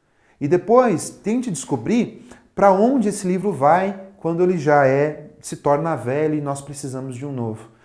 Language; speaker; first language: Portuguese; native; Portuguese